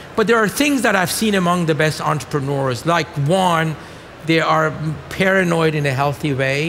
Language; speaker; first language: English; non-native, fluent; Persian